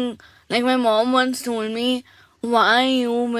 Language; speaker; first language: English; non-native, local second language; Bangla